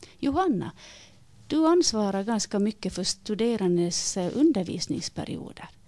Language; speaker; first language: Swedish; native; Swedish